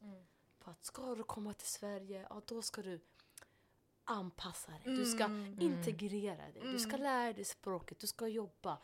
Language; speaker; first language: Swedish; non-native, local second language; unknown